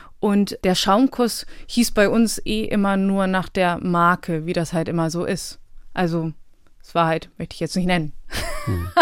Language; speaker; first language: German; early bilingual, other home language; Bosnian